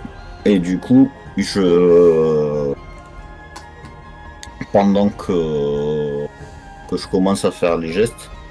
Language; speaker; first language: French; native; French